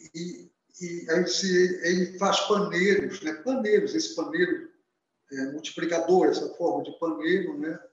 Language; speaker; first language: Portuguese; native; Portuguese